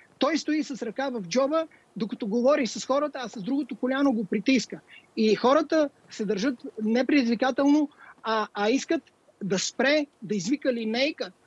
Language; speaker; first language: Bulgarian; native; Bulgarian